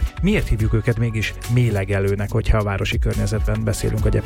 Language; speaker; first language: Hungarian; native; Hungarian